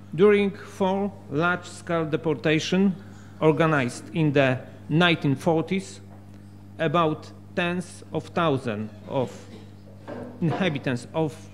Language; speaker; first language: English; non-native, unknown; Polish